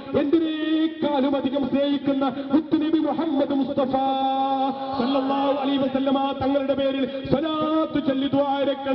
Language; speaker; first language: Malayalam; native; Malayalam